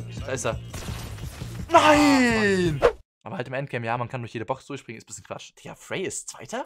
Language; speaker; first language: German; native; German